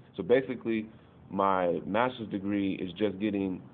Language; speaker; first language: English; native; English